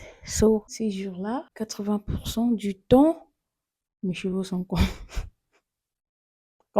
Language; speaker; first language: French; non-native, learner; English